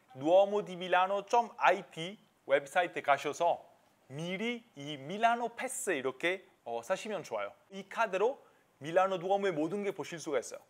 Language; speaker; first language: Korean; non-native, fluent; Italian